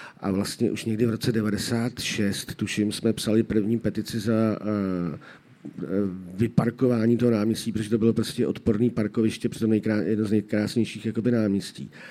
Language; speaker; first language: Czech; native; Czech